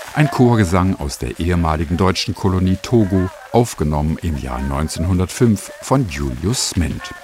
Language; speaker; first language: German; native; German